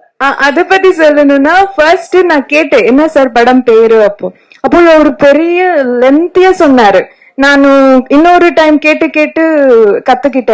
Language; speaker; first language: Tamil; non-native, learner; Kannada